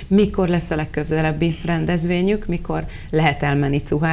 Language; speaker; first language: Hungarian; native; Hungarian